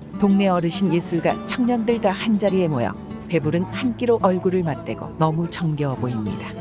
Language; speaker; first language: Korean; native; Korean